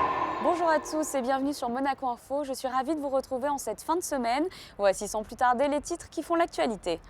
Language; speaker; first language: French; native; French